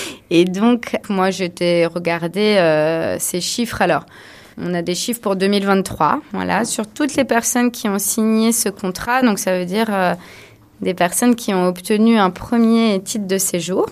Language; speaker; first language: French; native; French